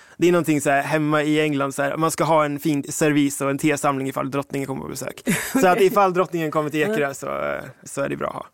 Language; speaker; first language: Swedish; early bilingual, other home language; English